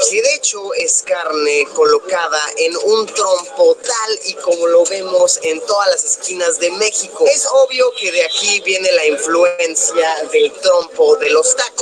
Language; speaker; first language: Spanish; native; Spanish